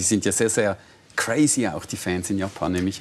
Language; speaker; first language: German; native; German